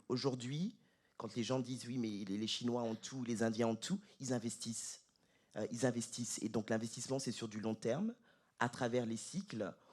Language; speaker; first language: French; native; French